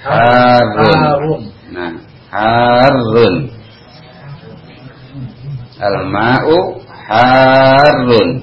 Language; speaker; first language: Arabic; non-native, fluent; Indonesian